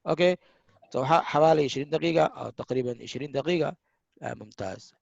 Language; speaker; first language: Arabic; non-native, fluent; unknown